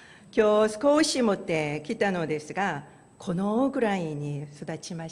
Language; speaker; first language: Japanese; non-native, fluent; Korean